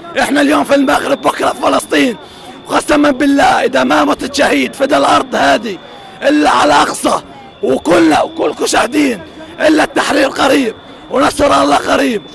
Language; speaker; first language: Arabic; native; Arabic